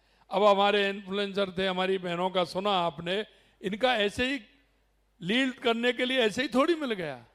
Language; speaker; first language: Hindi; native; Hindi